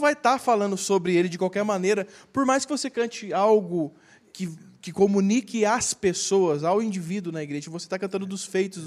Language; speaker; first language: Portuguese; native; Portuguese